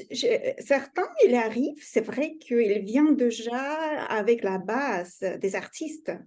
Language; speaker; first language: French; non-native, fluent; Russian